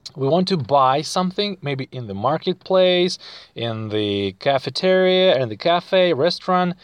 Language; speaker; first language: English; non-native, fluent; Russian